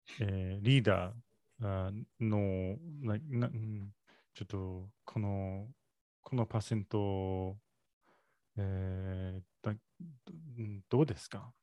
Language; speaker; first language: Japanese; non-native, learner; English